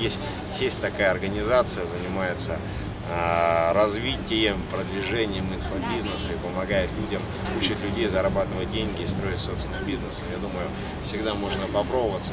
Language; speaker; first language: Russian; native; Russian